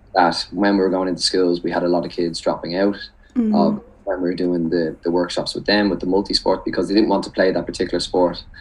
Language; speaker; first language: English; native; English